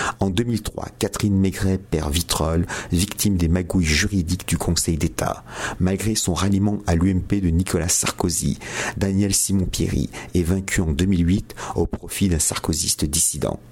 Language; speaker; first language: French; native; French